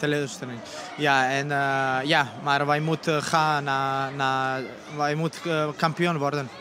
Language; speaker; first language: Dutch; non-native, learner; Serbian